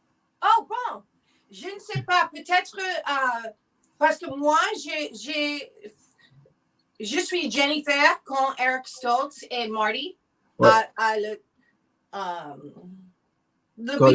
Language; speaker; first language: French; non-native, learner; English